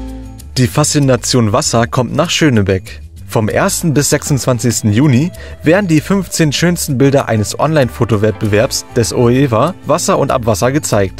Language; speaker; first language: German; native; German